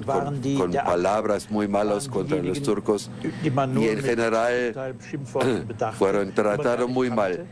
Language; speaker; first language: Spanish; non-native, fluent; German